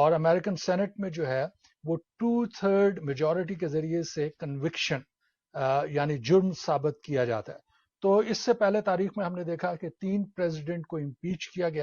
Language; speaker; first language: Urdu; native; Urdu